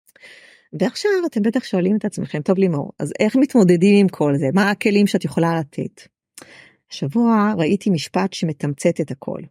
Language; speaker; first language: Hebrew; native; Hebrew